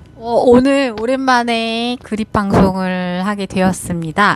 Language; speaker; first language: Korean; native; Korean